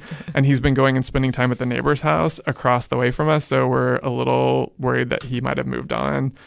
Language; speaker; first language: English; native; English